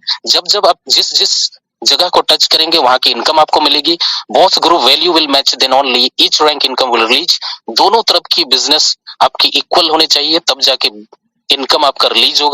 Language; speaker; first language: Hindi; native; Hindi